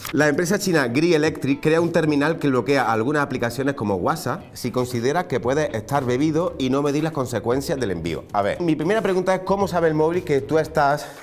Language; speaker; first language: Spanish; native; Spanish